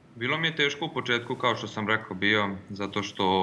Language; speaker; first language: Serbian; early bilingual, heritage; Serbian